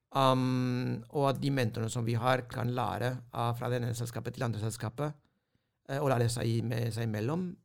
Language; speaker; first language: Norwegian; non-native, fluent; Spanish